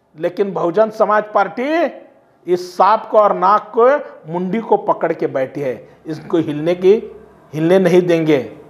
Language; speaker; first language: Hindi; non-native, local second language; Marathi